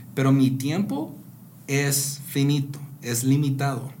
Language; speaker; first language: Spanish; non-native, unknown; English